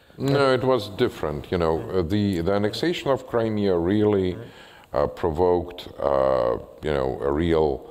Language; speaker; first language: English; non-native, fluent; Russian